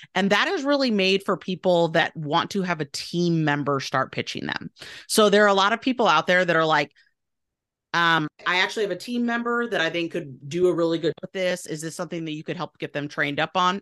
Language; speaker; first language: English; native; English